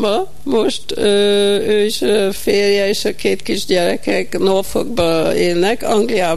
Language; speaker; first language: Hungarian; early bilingual, heritage; Hungarian